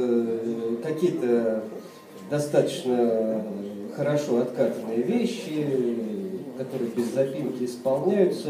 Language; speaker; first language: Russian; native; Russian